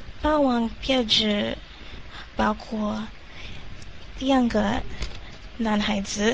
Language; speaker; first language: Chinese; non-native, learner; English